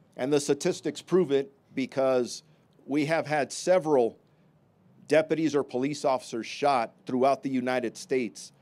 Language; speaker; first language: English; early bilingual, other home language; Spanish